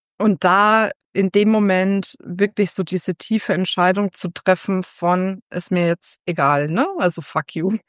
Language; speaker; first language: German; native; German